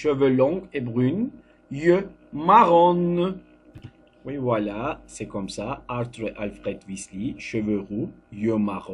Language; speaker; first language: French; non-native, fluent; Turkish